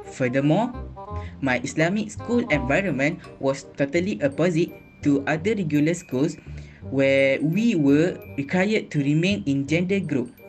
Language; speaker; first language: English; non-native, local second language; Malay